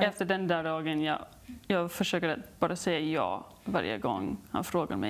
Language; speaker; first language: Swedish; non-native, learner; English